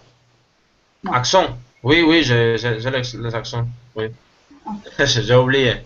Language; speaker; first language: French; non-native, learner; Spanish